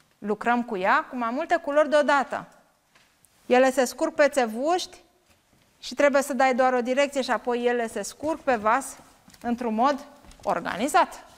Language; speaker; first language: Romanian; native; Romanian